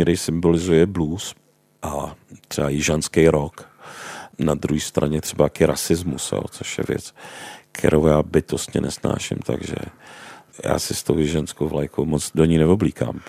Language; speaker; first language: Czech; native; Czech